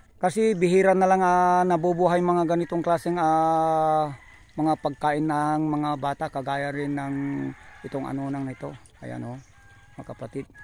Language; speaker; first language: Filipino; non-native, local second language; Iloko